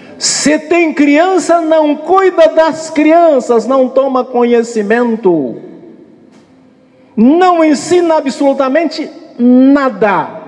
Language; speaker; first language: Portuguese; native; Portuguese